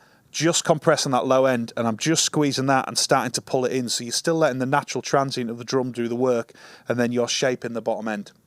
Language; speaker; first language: English; native; English